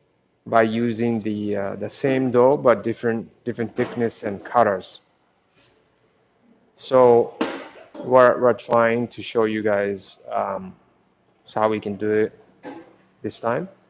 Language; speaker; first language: English; non-native, fluent; Japanese